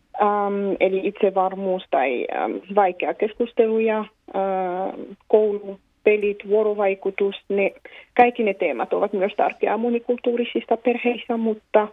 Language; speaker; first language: Finnish; non-native, fluent; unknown